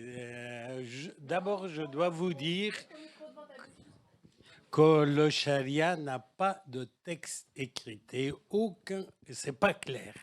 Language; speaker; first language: French; non-native, fluent; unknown